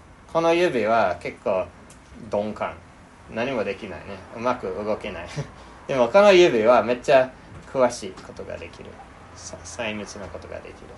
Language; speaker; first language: Japanese; non-native, fluent; English